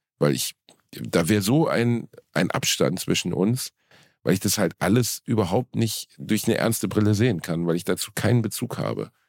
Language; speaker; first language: German; native; German